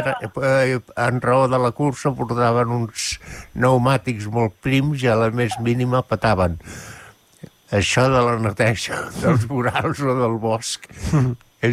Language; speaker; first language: Catalan; native; Catalan